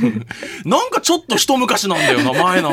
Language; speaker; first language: Japanese; native; Japanese